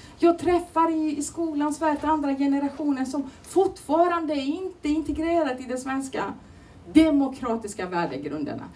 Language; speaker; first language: Swedish; non-native, fluent; Turoyo